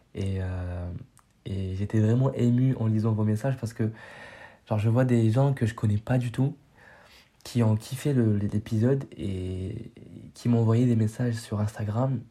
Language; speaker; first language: French; non-native, local second language; Arabic